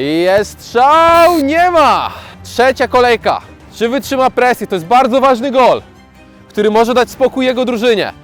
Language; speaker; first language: Polish; native; Polish